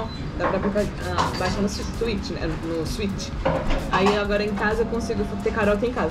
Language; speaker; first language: Portuguese; native; Portuguese